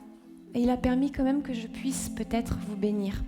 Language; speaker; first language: French; native; French